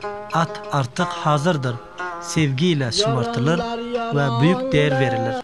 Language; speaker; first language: Turkish; native; Turkish